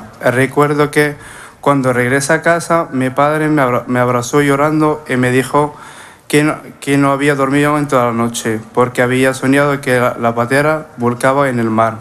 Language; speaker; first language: Spanish; non-native, fluent; Arabic